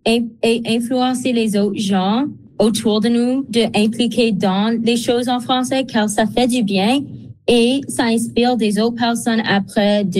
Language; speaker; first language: French; non-native, local second language; English